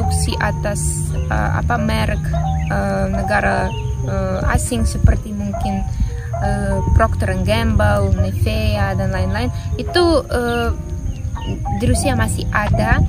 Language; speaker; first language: Indonesian; non-native, fluent; Russian